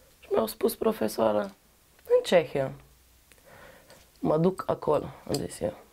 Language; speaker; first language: Romanian; non-native, learner; Russian